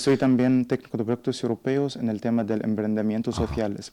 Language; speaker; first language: Spanish; non-native, learner; Arabic